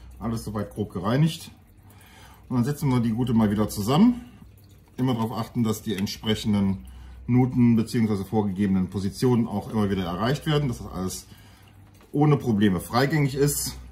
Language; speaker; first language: German; native; German